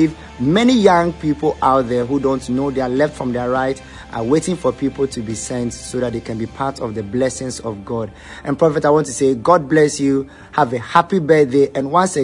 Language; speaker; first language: English; non-native, local second language; Ga